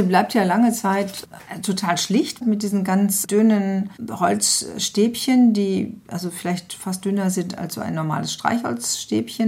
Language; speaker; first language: German; native; German